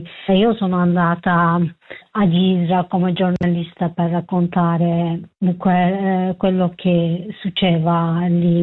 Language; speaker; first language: Italian; non-native, fluent; Kurdish